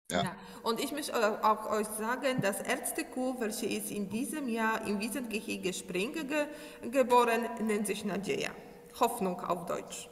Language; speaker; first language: German; non-native, learner; Polish